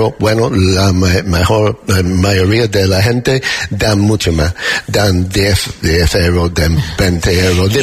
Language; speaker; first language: Spanish; non-native, learner; English